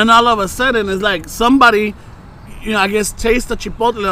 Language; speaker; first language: English; early bilingual, other home language; Spanish